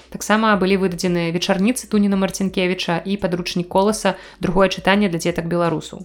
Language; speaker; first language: Belarusian; native; Belarusian